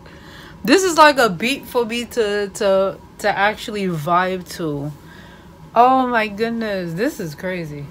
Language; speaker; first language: English; native; English